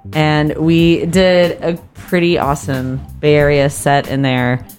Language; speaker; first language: English; native; English